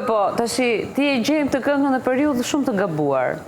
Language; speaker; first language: Albanian; native; Albanian